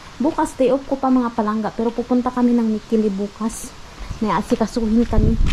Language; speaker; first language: Filipino; non-native, local second language; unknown